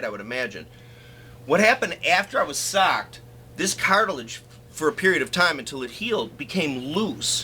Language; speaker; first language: English; native; English